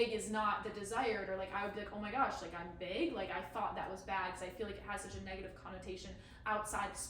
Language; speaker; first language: English; native; English